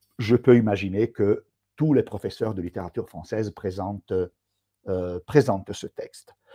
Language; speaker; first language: French; non-native, fluent; Italian